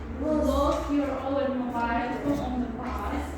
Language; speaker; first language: English; non-native, learner; Uzbek